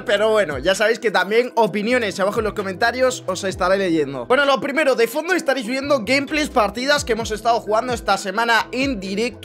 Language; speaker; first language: Spanish; native; Spanish